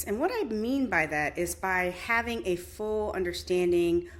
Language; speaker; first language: English; native; English